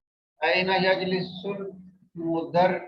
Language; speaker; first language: Arabic; non-native, learner; Urdu